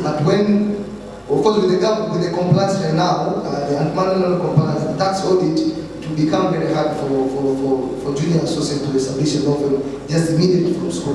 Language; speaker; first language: English; non-native, local second language; Swahili